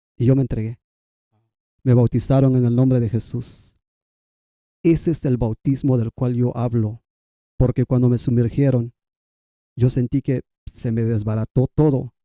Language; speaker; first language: Spanish; non-native, local second language; Kʼicheʼ